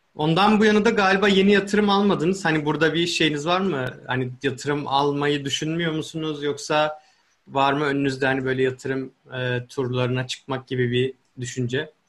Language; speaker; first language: Turkish; native; Turkish